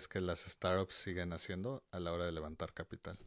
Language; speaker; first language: Spanish; native; Spanish